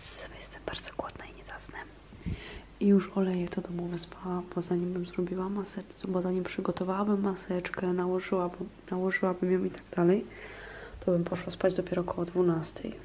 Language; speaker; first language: Polish; native; Polish